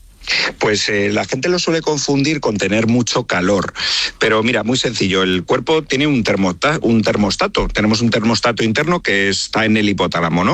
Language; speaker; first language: Spanish; native; Spanish